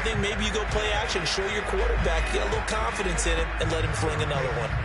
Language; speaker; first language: English; native; English